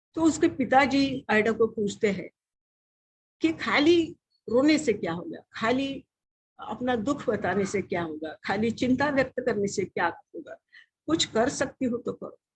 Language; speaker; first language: Hindi; non-native, local second language; Marathi